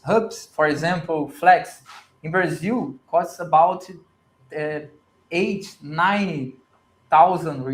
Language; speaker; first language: English; non-native, learner; Portuguese